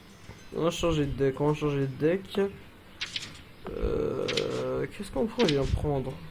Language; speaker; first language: French; native; French